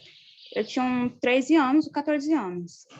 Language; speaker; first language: Portuguese; non-native, fluent; Haitian Creole